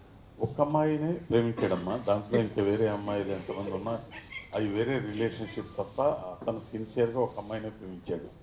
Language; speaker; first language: Telugu; native; Telugu